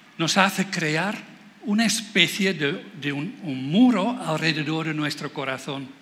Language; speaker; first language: Spanish; non-native, fluent; Dutch